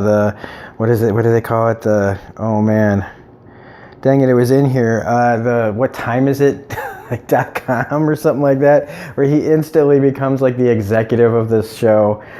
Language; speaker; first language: English; native; English